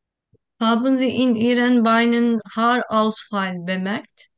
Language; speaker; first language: German; non-native, learner; Turkish